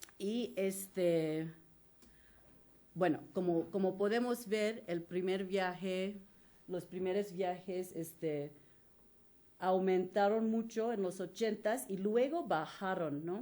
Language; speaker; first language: Spanish; non-native, fluent; English